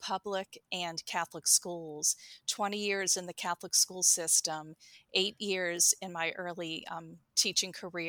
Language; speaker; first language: English; native; English